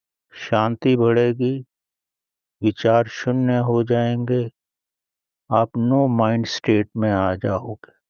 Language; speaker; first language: Hindi; native; Hindi